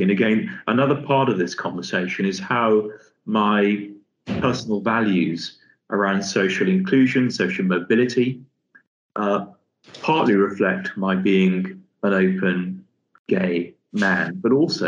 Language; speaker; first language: English; native; English